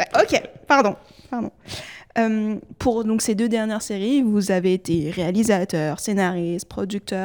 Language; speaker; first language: French; native; French